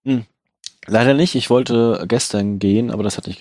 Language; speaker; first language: German; native; German